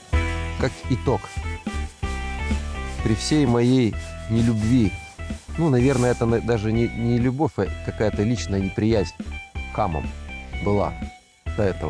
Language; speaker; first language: Russian; native; Russian